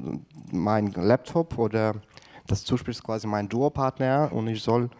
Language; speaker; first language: German; non-native, fluent; Ukrainian